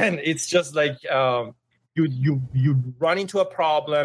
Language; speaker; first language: English; non-native, fluent; Persian